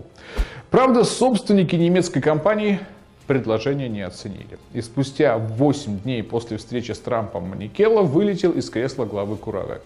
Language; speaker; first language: Russian; native; Russian